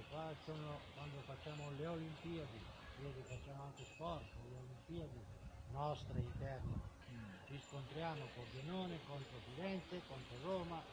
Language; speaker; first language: Italian; non-native, learner; Slovenian